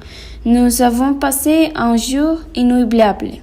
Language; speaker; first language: French; non-native, learner; Spanish